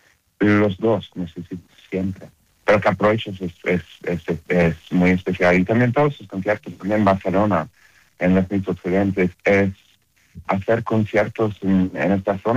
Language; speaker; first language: Spanish; non-native, learner; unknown